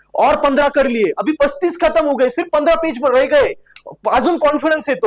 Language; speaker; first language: Hindi; non-native, local second language; Marathi